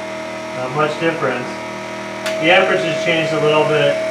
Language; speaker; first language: English; native; English